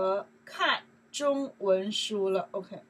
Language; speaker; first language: Chinese; non-native, learner; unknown